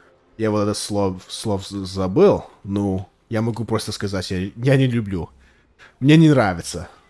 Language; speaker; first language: Russian; non-native, learner; English